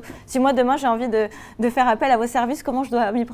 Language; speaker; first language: French; native; French